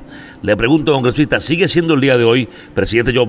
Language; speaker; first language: Spanish; native; Spanish